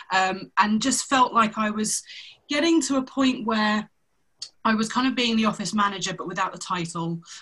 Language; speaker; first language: English; native; English